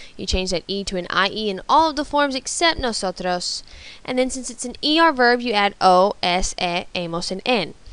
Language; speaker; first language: English; native; English